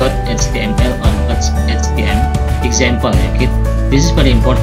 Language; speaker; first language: English; non-native, learner; Indonesian